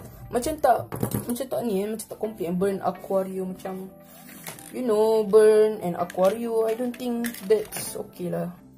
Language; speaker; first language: English; non-native, local second language; Malay